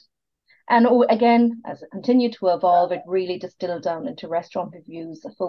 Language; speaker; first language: English; native; English